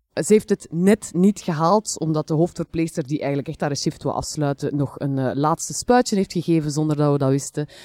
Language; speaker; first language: Dutch; native; Dutch